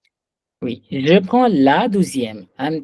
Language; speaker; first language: French; non-native, fluent; Hindi